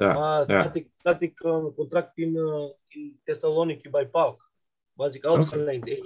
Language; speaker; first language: Dutch; non-native, fluent; Macedonian